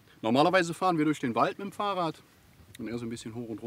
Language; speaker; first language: German; native; German